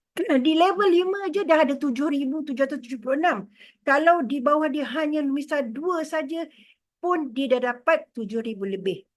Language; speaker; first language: Malay; native; Malay